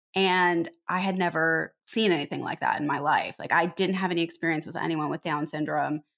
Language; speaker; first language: English; native; English